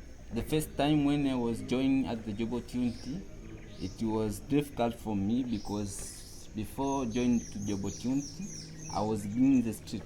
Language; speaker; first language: English; non-native, local second language; Swahili